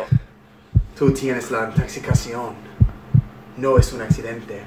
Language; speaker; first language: Spanish; non-native, learner; English